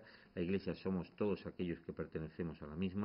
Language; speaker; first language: Spanish; native; Spanish